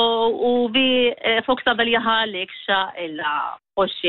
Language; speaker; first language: Danish; non-native, learner; Kurdish